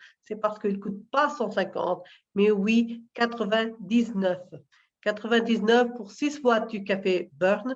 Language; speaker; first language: French; non-native, learner; Portuguese